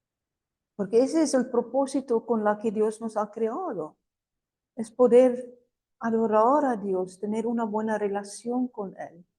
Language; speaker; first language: Spanish; non-native, fluent; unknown